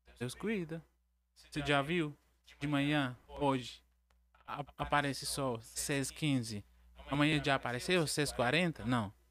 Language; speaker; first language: Portuguese; non-native, learner; Arabic